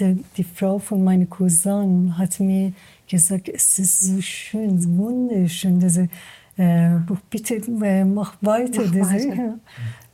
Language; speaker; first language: German; non-native, learner; Persian